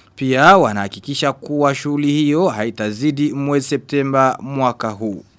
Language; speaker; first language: Swahili; non-native, local second language; Rundi